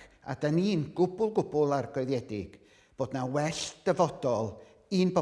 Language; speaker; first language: Welsh; native; Welsh